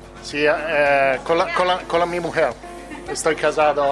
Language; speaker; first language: Portuguese; non-native, learner; Italian